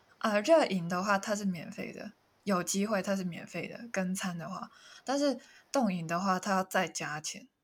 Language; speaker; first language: Chinese; non-native, local second language; Cantonese